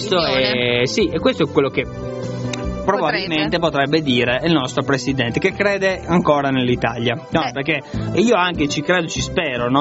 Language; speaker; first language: Italian; native; Italian